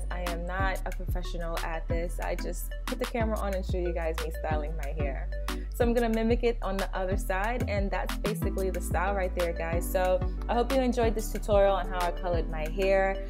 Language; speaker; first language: English; native; English